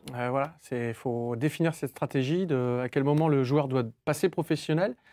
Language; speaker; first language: French; native; French